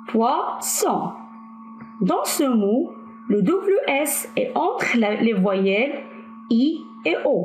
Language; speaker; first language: French; non-native, local second language; Arabic